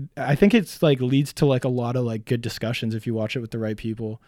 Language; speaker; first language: English; native; English